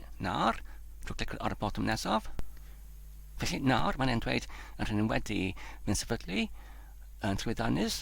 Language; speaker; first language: Welsh; non-native, fluent; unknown